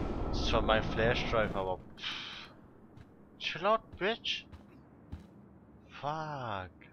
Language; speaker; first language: German; native; German